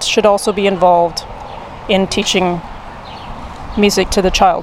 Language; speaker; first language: English; native; English